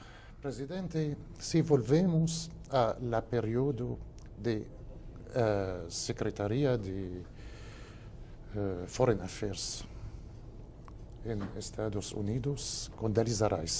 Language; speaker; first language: Portuguese; non-native, fluent; Spanish